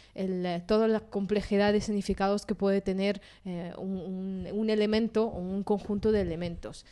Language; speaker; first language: Spanish; non-native, fluent; Italian